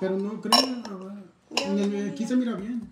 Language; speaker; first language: Spanish; native; Spanish